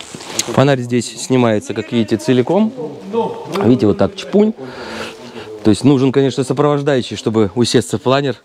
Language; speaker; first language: Russian; native; Russian